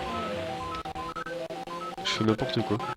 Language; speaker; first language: French; native; French